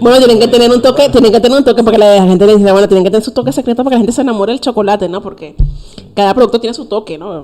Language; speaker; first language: Spanish; native; Spanish